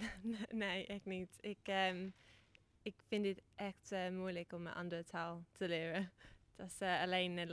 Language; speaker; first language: Dutch; non-native, learner; English